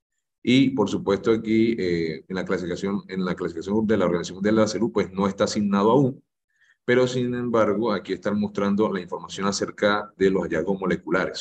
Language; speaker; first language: Spanish; native; Spanish